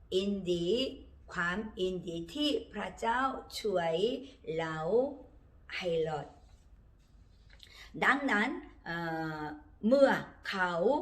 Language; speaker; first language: Thai; non-native, learner; Korean